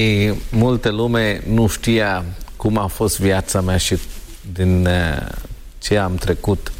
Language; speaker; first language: Romanian; non-native, learner; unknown